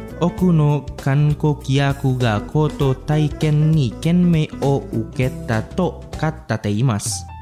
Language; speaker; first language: Japanese; non-native, fluent; Indonesian